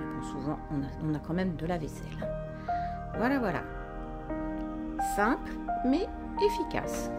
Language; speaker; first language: French; native; French